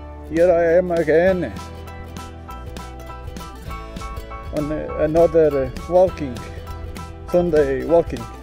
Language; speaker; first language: English; non-native, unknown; Portuguese